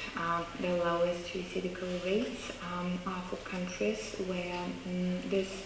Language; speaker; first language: English; non-native, fluent; Bulgarian